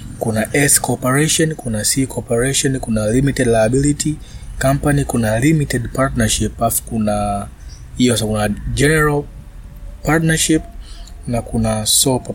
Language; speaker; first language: Swahili; native; Swahili